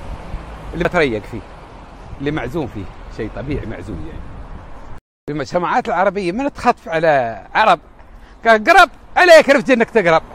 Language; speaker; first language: Arabic; native; Arabic